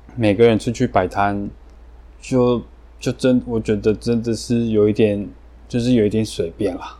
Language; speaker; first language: Chinese; early bilingual, heritage; Chinese